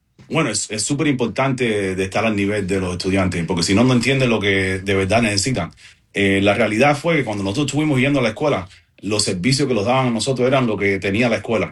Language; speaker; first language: Spanish; early bilingual, heritage; Spanish